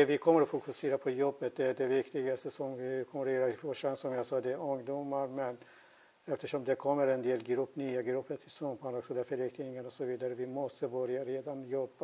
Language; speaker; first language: Swedish; non-native, fluent; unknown